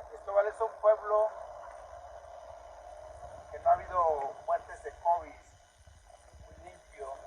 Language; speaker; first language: Spanish; native; Spanish